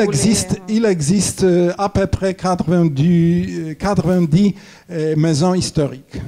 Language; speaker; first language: French; non-native, fluent; Polish